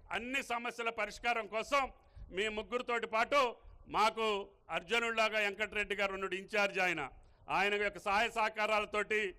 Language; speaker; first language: Telugu; native; Telugu